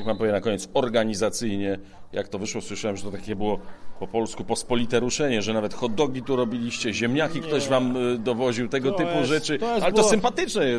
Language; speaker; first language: Polish; native; Polish